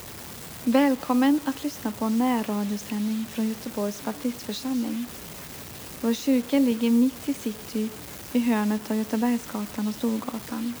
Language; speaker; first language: Swedish; native; Swedish